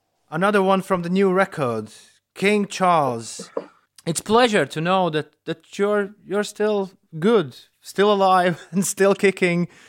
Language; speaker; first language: English; non-native, fluent; Latvian